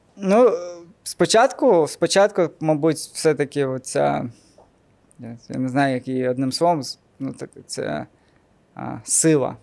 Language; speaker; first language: Ukrainian; non-native, local second language; Russian